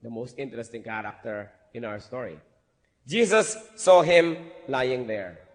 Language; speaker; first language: English; non-native, local second language; Filipino